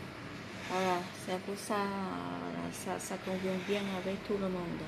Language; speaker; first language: French; non-native, learner; Vietnamese